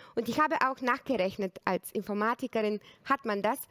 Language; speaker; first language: German; non-native, fluent; Bulgarian